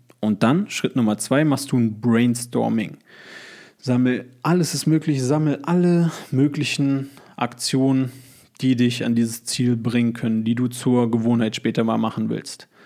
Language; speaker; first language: German; native; German